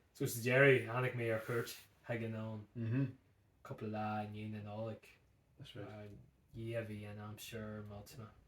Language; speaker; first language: Irish; non-native, local second language; English